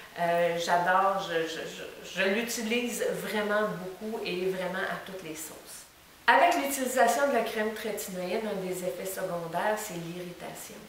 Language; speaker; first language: French; native; French